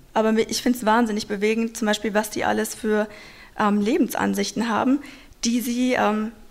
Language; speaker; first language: German; non-native, local second language; Russian